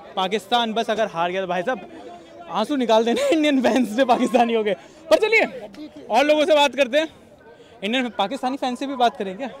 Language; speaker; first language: Hindi; native; Hindi